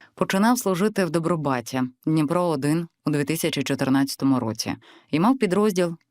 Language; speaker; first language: Ukrainian; native; Ukrainian